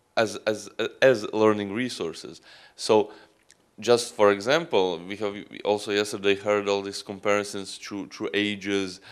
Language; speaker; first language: English; non-native, fluent; Croatian